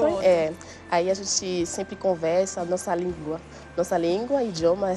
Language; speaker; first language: Portuguese; non-native, learner; Haitian Creole